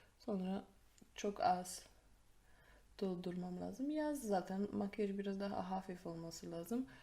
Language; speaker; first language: Turkish; non-native, fluent; Polish